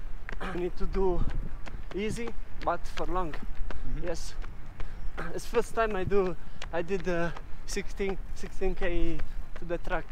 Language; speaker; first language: English; non-native, learner; Italian